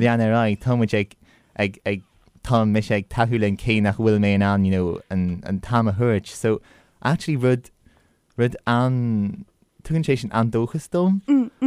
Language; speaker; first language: Irish; non-native, local second language; English